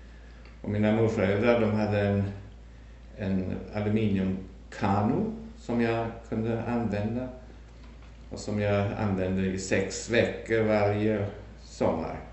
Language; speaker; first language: Swedish; early bilingual, heritage; German